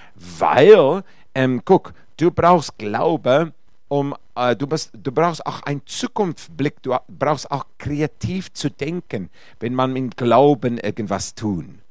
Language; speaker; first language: German; non-native, fluent; Afrikaans